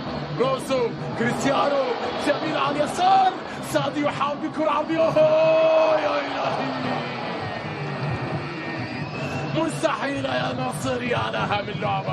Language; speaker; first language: Arabic; native; Arabic